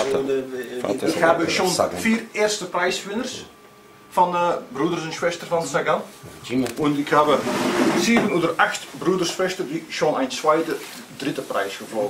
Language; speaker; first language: German; non-native, learner; Dutch